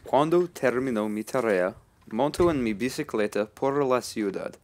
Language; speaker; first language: Spanish; non-native, learner; English